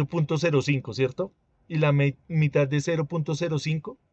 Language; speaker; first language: Spanish; native; Spanish